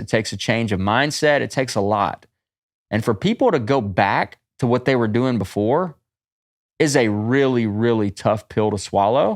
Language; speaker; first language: English; native; English